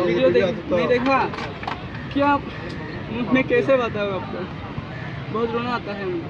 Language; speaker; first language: Hindi; non-native, learner; Rohingya